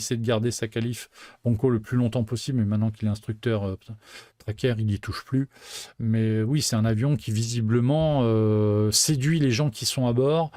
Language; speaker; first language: French; native; French